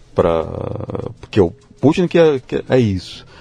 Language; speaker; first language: Portuguese; non-native, fluent; Russian